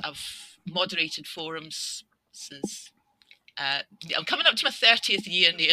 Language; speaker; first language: English; native; English